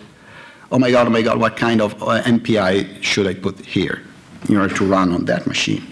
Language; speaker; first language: English; non-native, fluent; Italian